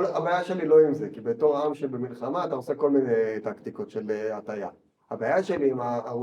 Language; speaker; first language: Hebrew; native; Hebrew